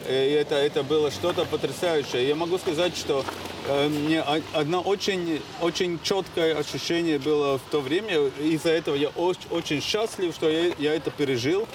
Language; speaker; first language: Russian; non-native, local second language; Latvian